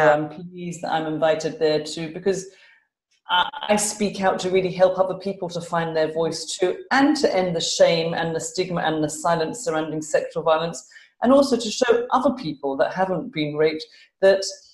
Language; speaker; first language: English; native; English